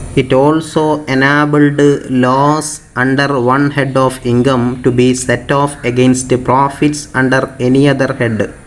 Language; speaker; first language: English; non-native, local second language; Malayalam